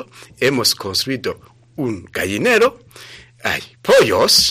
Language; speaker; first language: Spanish; non-native, fluent; Rundi